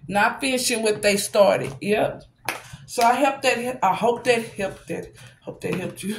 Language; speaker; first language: English; native; English